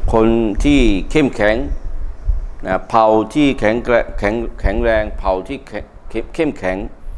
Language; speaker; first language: Thai; non-native, local second language; Malay